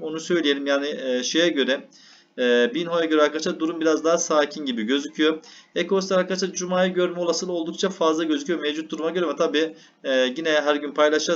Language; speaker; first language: Turkish; native; Turkish